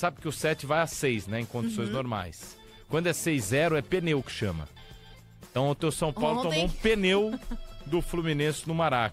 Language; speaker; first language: Portuguese; native; Portuguese